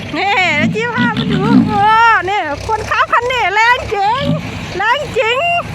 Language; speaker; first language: Thai; native; Thai